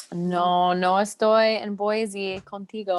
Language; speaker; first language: Spanish; non-native, learner; English